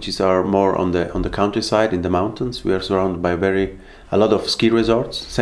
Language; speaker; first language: English; non-native, fluent; Swiss German